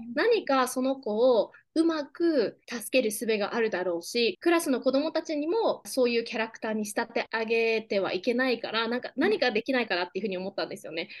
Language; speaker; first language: Japanese; native; Japanese